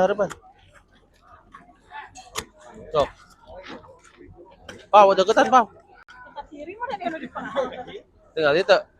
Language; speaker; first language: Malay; non-native, local second language; Sundanese